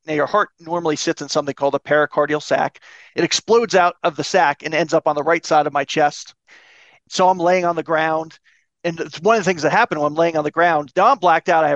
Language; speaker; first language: English; native; English